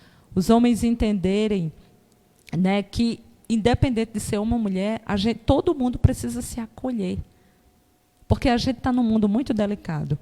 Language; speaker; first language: Portuguese; native; Portuguese